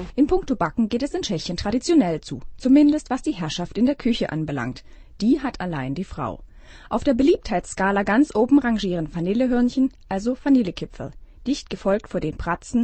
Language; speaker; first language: German; native; German